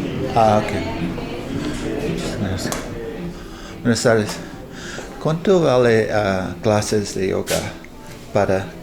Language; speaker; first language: Spanish; non-native, learner; English